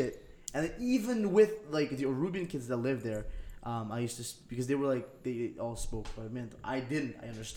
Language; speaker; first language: English; non-native, fluent; Papiamento